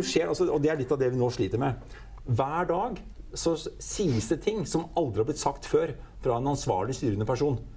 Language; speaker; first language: Norwegian; native; Norwegian